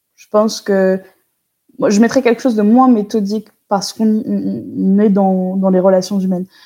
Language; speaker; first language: French; native; French